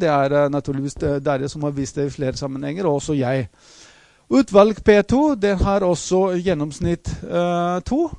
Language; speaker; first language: Norwegian; non-native, fluent; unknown